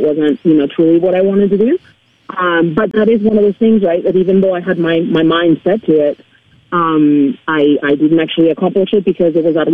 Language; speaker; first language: English; non-native, fluent; Spanish